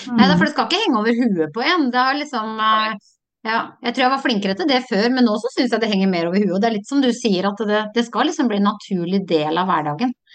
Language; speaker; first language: Norwegian; native; Norwegian